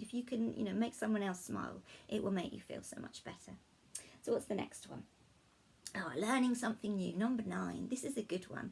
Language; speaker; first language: English; native; English